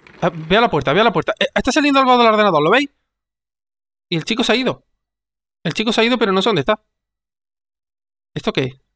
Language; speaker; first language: Spanish; native; Spanish